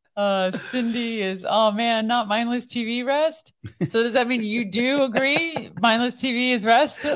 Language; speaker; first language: English; early bilingual, other home language; Persian